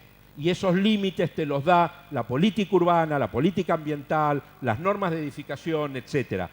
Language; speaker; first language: Spanish; native; Spanish